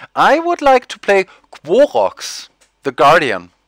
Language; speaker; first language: English; non-native, fluent; German